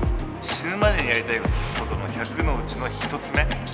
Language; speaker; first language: Japanese; native; Japanese